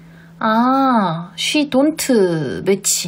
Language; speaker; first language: English; non-native, learner; Korean